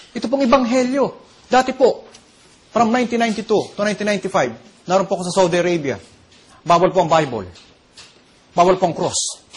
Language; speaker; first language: Filipino; non-native, local second language; Bikol